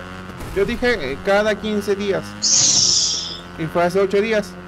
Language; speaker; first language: Spanish; native; Spanish